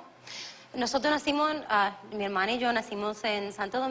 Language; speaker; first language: Spanish; early bilingual, other home language; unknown